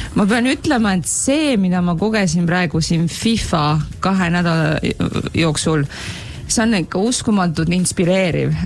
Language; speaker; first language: Estonian; native; Estonian